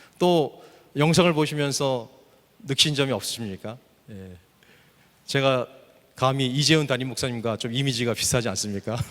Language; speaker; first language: Korean; native; Korean